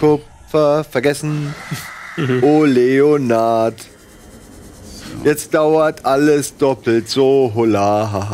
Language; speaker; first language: German; native; German